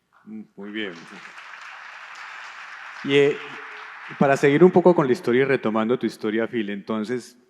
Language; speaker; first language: Spanish; native; Spanish